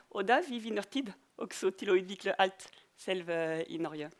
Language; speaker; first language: Norwegian; non-native, fluent; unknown